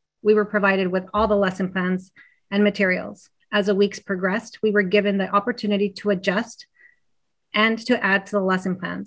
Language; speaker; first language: English; early bilingual, other home language; Spanish